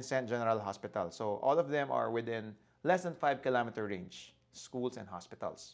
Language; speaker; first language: English; non-native, local second language; Filipino